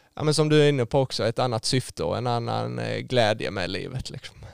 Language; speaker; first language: Swedish; native; Swedish